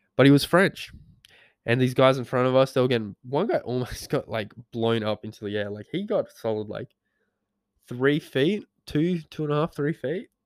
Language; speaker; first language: English; native; English